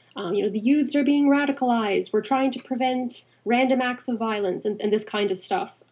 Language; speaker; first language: English; native; English